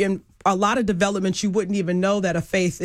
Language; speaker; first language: English; native; English